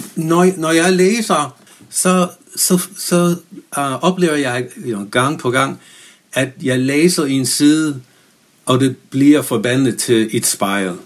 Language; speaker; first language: Danish; non-native, fluent; English